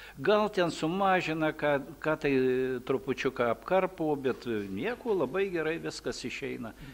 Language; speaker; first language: Lithuanian; early bilingual, heritage; Lithuanian